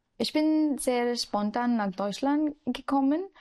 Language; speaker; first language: German; non-native, learner; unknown